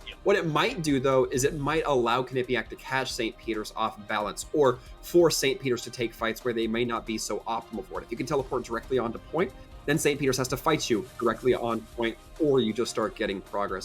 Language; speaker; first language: English; native; English